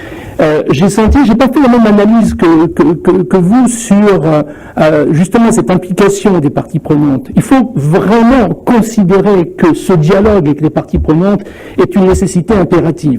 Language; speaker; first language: French; native; French